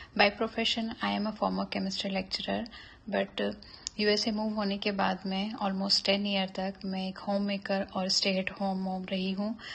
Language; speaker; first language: Hindi; native; Hindi